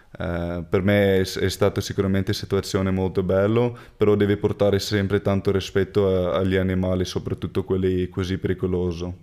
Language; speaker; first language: Italian; non-native, fluent; Afrikaans